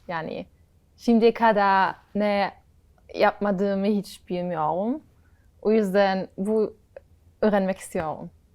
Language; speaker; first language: Turkish; non-native, learner; German